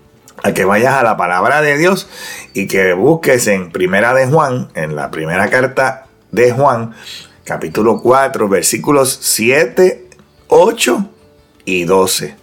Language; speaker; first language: Spanish; native; Spanish